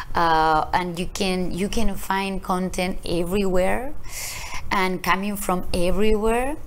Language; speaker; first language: English; non-native, learner; Spanish